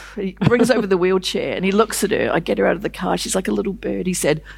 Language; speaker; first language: English; native; English